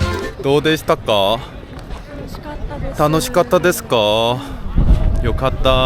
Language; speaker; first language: Japanese; non-native, learner; Korean